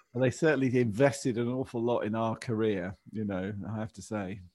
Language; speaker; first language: English; native; English